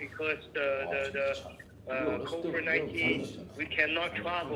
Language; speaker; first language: English; non-native, learner; Chinese